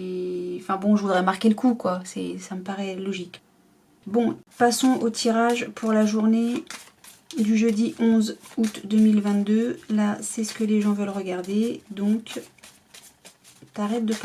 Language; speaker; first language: French; native; French